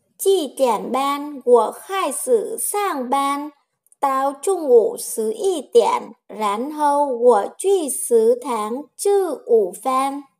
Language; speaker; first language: Chinese; non-native, learner; Vietnamese